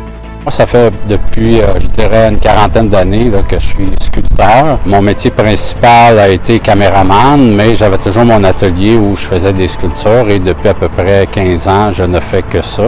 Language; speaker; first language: French; native; French